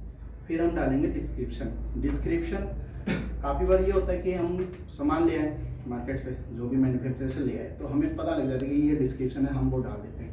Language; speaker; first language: Hindi; native; Hindi